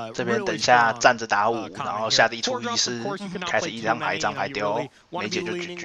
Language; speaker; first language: Chinese; native; Chinese